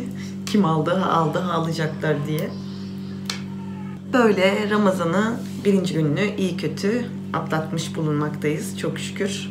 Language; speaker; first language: Turkish; native; Turkish